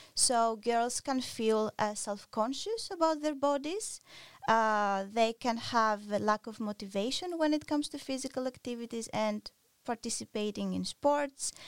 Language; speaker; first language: English; non-native, fluent; Greek